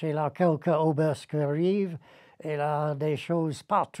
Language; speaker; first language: French; non-native, learner; English